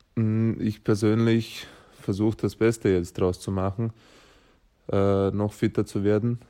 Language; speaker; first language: German; native; German